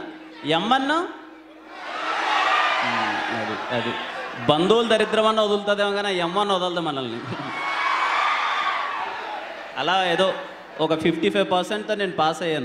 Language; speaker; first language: Telugu; native; Telugu